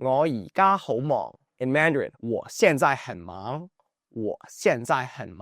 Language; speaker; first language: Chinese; non-native, fluent; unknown